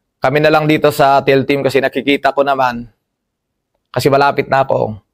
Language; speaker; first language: Filipino; non-native, local second language; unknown